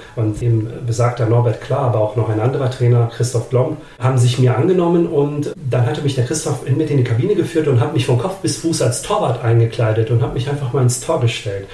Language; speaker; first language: German; early bilingual, other home language; Serbian